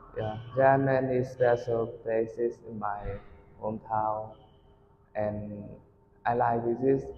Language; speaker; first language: English; non-native, learner; Vietnamese